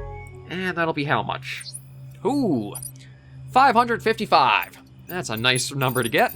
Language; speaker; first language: English; native; English